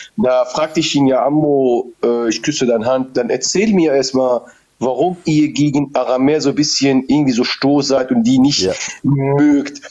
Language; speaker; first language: German; early bilingual, other home language; Turoyo